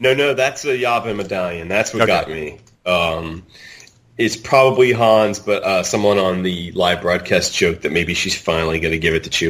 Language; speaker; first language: English; native; English